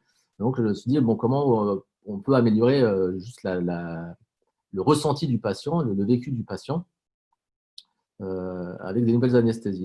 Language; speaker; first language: French; native; French